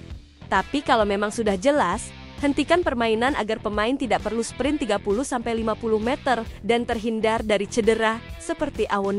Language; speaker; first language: Indonesian; native; Indonesian